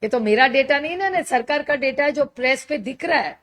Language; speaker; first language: Hindi; non-native, local second language; Marathi